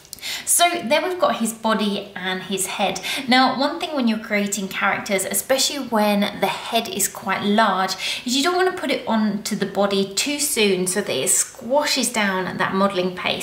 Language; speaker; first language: English; native; English